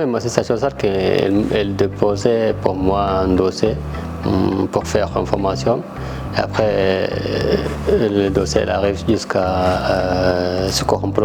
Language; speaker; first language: French; non-native, learner; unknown